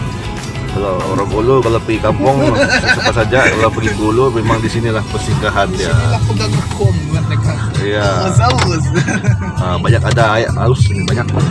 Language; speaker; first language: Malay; non-native, local second language; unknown